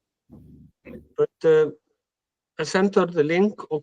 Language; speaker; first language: English; non-native, fluent; Icelandic